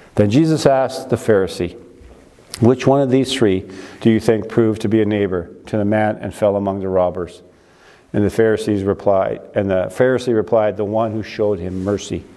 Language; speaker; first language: English; native; English